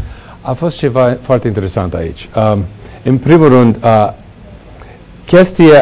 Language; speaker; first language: Romanian; non-native, fluent; English